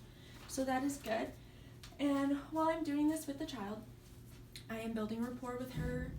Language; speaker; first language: English; native; English